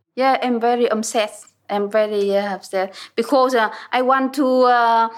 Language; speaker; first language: English; non-native, learner; Vietnamese